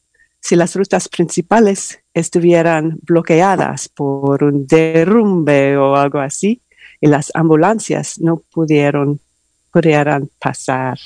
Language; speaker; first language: Spanish; non-native, learner; English